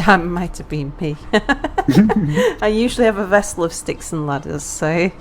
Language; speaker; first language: English; native; English